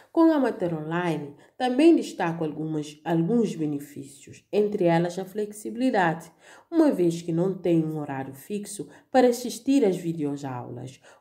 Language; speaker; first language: Portuguese; non-native, local second language; Kabuverdianu